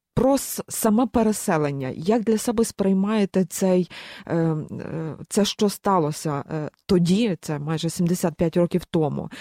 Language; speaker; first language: Ukrainian; native; Ukrainian